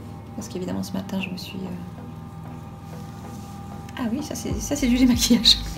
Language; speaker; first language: French; native; French